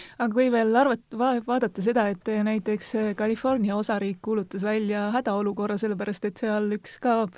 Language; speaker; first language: Estonian; native; Estonian